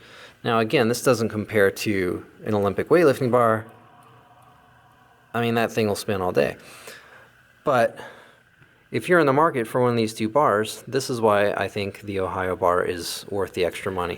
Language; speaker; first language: English; native; English